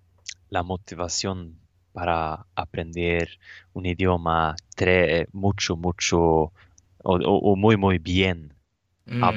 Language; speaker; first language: Spanish; non-native, learner; Swedish